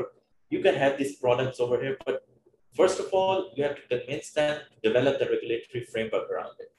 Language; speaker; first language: English; non-native, local second language; Urdu